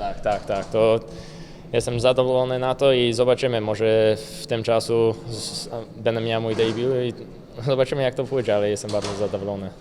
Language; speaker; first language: Polish; early bilingual, heritage; Polish